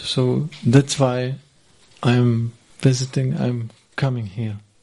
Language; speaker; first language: English; non-native, fluent; Czech